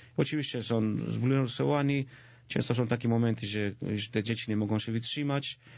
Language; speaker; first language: Polish; non-native, fluent; Georgian